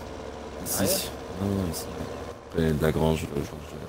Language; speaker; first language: French; native; French